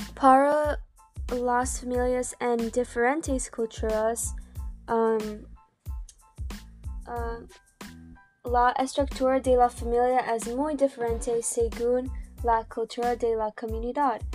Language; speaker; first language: Spanish; non-native, learner; English